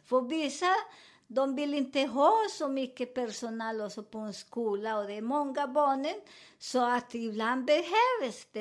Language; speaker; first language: Swedish; non-native, fluent; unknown